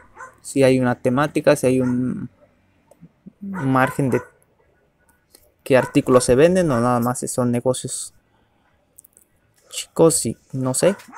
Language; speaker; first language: Spanish; native; Spanish